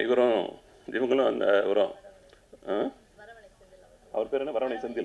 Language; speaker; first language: Tamil; native; Tamil